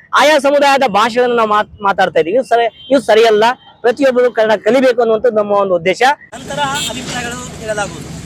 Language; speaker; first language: Kannada; native; Kannada